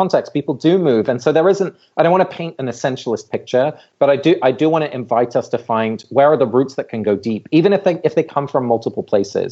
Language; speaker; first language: English; native; English